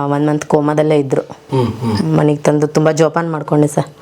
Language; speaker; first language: Kannada; native; Kannada